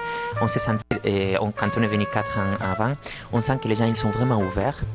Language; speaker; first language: French; non-native, fluent; Spanish